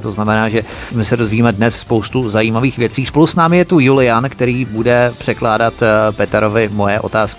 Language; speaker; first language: Czech; native; Czech